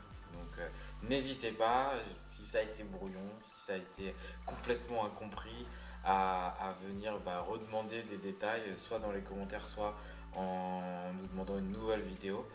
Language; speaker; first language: French; native; French